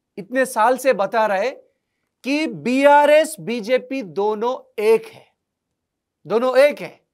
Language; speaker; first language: Hindi; non-native, local second language; Telugu